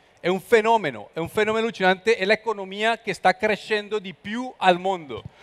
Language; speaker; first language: Italian; non-native, learner; Spanish